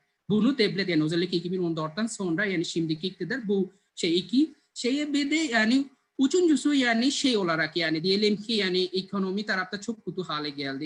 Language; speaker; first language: Turkish; non-native, learner; Bangla